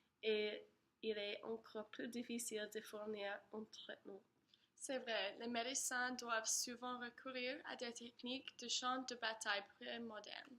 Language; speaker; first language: French; non-native, learner; English